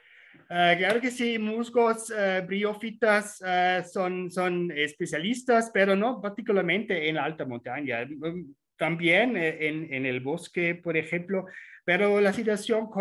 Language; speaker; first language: Spanish; non-native, fluent; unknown